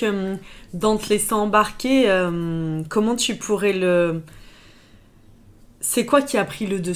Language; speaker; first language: French; native; French